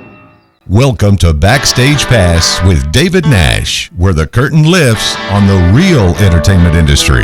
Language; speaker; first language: English; native; English